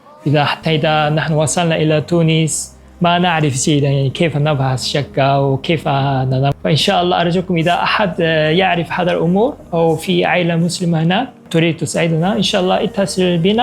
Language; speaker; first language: Arabic; non-native, fluent; Korean